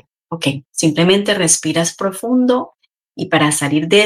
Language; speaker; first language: Spanish; native; Spanish